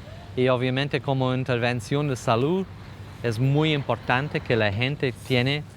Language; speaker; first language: Spanish; non-native, fluent; English